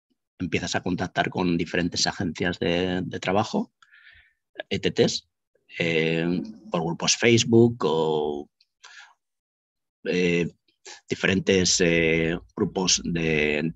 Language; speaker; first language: Spanish; native; Spanish